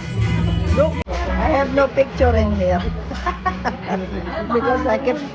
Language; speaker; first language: English; non-native, learner; Filipino